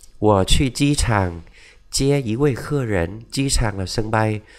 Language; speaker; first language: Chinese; non-native, fluent; Vietnamese